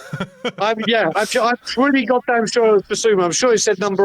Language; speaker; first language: English; native; English